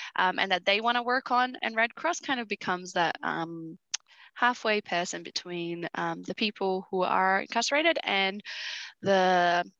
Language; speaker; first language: English; early bilingual, other home language; Portuguese